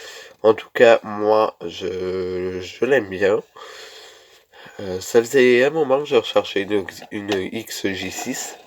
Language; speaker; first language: French; native; French